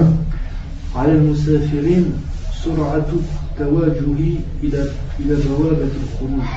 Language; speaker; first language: Arabic; non-native, learner; French